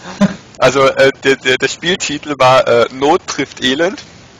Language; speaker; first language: German; native; German